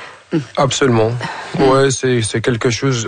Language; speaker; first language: French; non-native, fluent; Arabic